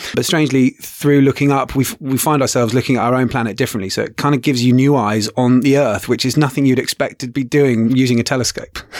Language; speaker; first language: English; native; English